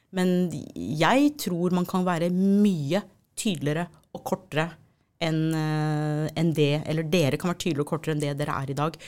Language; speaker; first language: Norwegian; non-native, fluent; English